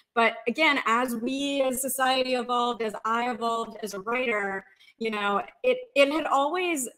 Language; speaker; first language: English; native; English